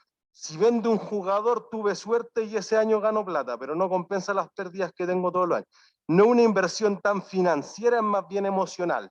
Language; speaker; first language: Spanish; native; Spanish